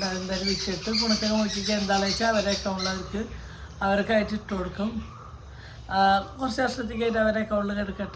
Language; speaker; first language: Malayalam; native; Malayalam